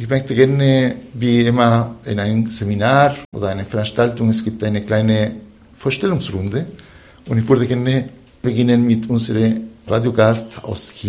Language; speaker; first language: German; non-native, fluent; Spanish